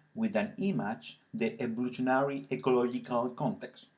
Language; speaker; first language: English; non-native, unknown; Spanish